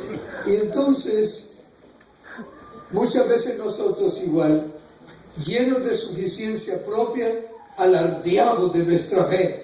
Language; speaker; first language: Spanish; native; Spanish